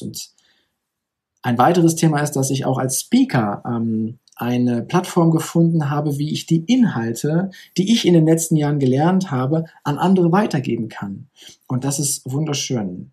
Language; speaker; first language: German; native; German